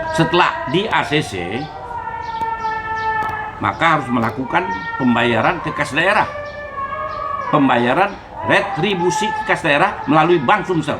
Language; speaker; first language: Indonesian; native; Indonesian